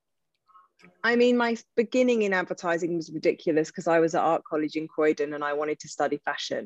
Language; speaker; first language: English; native; English